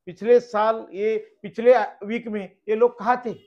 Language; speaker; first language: Hindi; non-native, local second language; Marathi